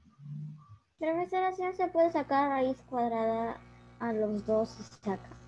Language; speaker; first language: Spanish; native; Spanish